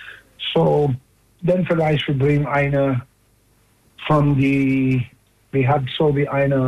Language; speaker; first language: German; non-native, learner; English